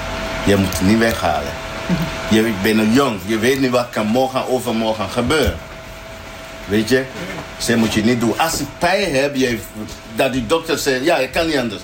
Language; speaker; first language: Dutch; non-native, learner; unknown